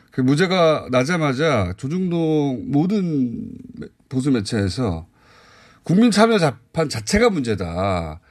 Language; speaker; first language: Korean; native; Korean